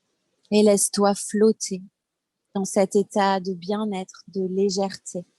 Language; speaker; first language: French; native; French